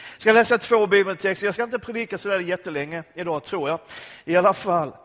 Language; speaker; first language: Swedish; native; Swedish